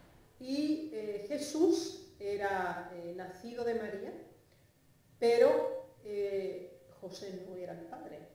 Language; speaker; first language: Spanish; native; Spanish